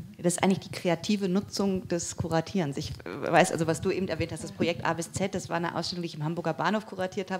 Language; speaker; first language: German; native; German